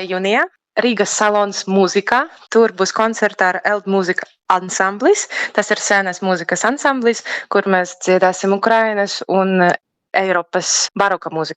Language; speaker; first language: Latvian; non-native, learner; Ukrainian